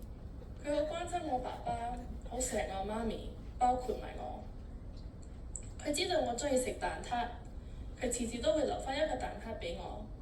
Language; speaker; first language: Cantonese; early bilingual, heritage; Cantonese